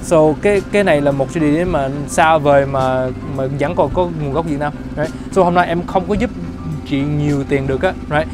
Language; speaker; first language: Vietnamese; early bilingual, heritage; Vietnamese